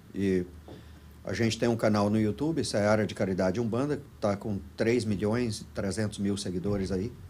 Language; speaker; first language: Portuguese; native; Portuguese